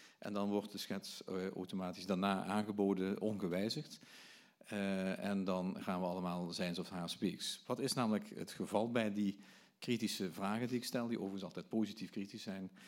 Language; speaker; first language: Dutch; native; Dutch